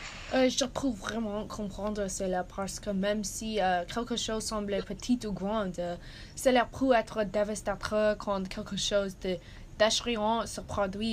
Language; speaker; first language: French; non-native, learner; English